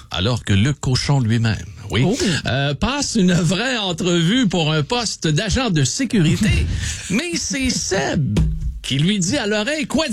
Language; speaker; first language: French; native; French